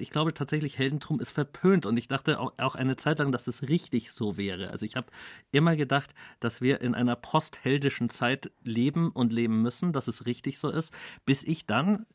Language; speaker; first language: German; native; German